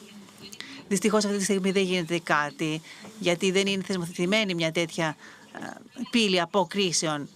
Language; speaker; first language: Greek; native; Greek